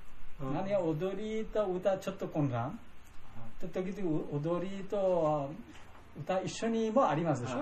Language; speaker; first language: Japanese; non-native, learner; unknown